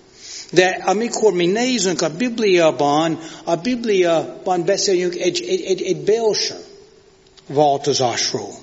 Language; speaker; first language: Hungarian; non-native, fluent; English